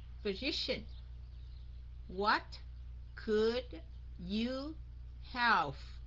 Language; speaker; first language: English; non-native, fluent; Vietnamese